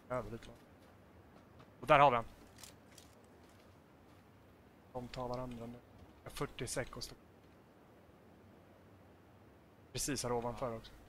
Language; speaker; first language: Swedish; native; Swedish